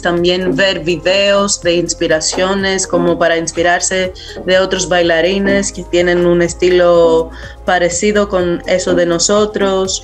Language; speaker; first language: Spanish; non-native, fluent; Greek